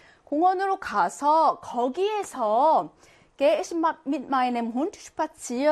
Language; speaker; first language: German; non-native, fluent; Korean